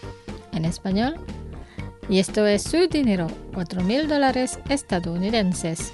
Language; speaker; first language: Spanish; non-native, fluent; Indonesian